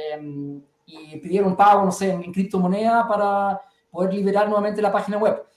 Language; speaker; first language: Spanish; early bilingual, heritage; Spanish